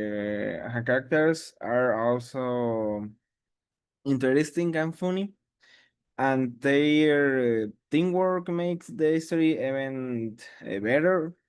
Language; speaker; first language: English; non-native, learner; Spanish